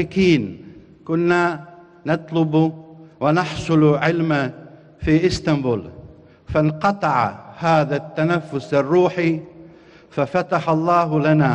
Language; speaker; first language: Arabic; non-native, fluent; Bosnian